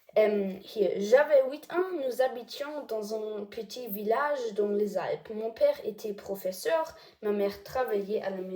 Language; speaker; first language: French; non-native, learner; German